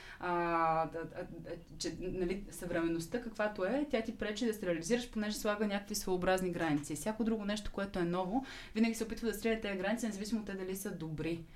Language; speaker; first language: Bulgarian; native; Bulgarian